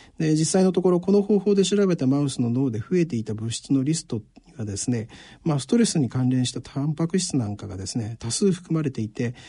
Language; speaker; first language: Japanese; native; Japanese